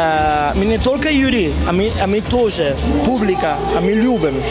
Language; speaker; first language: Russian; non-native, learner; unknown